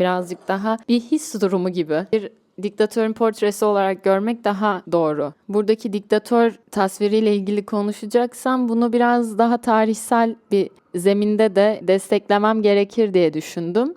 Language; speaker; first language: Turkish; native; Turkish